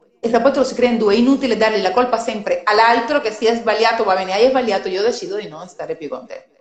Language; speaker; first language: Italian; non-native, fluent; Spanish